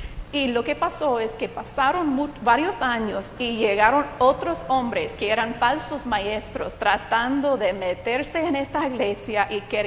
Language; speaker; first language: Spanish; non-native, fluent; English